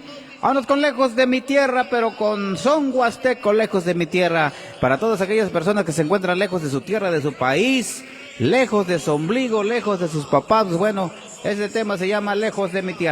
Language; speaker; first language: Spanish; native; Spanish